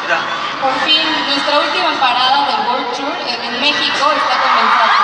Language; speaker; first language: Spanish; non-native, learner; Korean